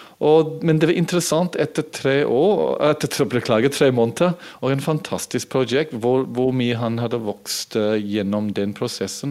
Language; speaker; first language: Norwegian; non-native, fluent; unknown